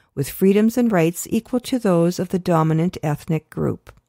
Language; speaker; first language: English; native; English